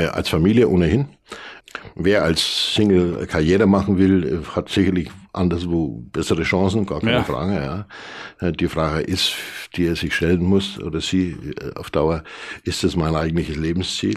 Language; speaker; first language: German; native; German